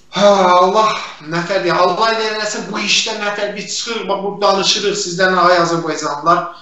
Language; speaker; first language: Azerbaijani; non-native, local second language; Talysh